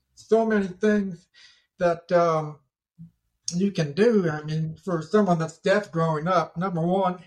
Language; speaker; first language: English; native; English